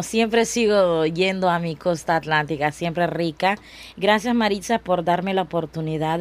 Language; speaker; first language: Spanish; non-native, local second language; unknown